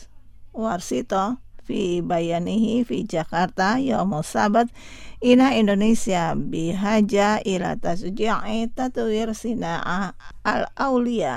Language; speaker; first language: Arabic; non-native, fluent; Indonesian